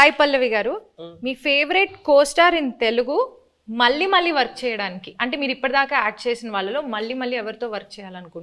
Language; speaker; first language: Telugu; native; Telugu